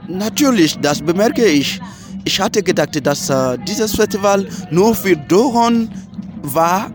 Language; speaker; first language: German; non-native, learner; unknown